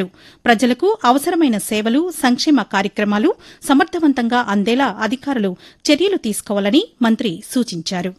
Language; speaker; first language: Telugu; native; Telugu